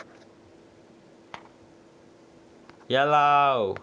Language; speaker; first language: English; native; English